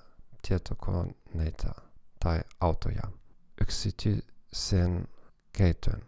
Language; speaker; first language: Finnish; non-native, fluent; German